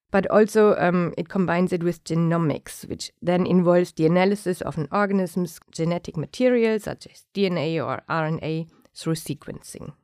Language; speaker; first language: English; non-native, fluent; German